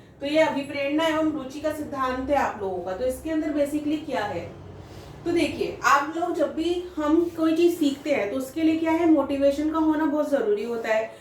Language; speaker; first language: Hindi; native; Hindi